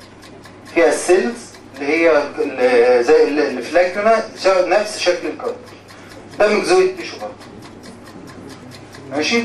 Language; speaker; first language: Arabic; native; Arabic